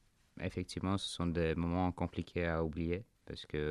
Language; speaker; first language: French; non-native, fluent; Armenian